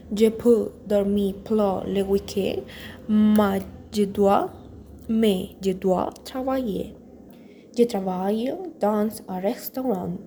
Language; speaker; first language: French; non-native, learner; Spanish